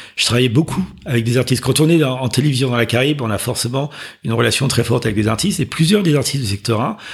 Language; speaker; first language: French; native; French